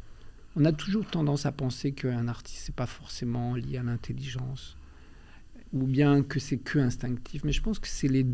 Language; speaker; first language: French; early bilingual, other home language; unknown